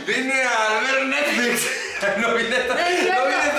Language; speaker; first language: Spanish; native; Spanish